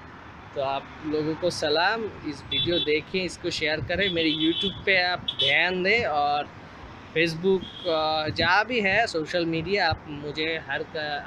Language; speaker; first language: Hindi; non-native, learner; Bangla